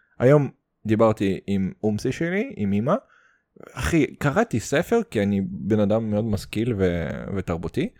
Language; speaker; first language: Hebrew; early bilingual, other home language; Russian